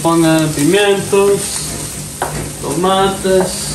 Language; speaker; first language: Spanish; non-native, learner; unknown